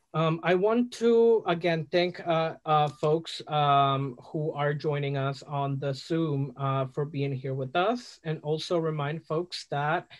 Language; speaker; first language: English; non-native, fluent; Spanish